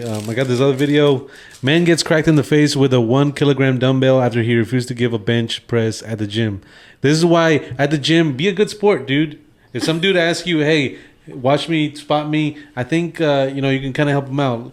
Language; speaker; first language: English; early bilingual, other home language; Spanish